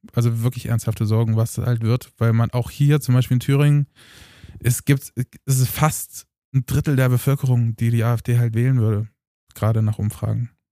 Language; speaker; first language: German; early bilingual, other home language; Romanian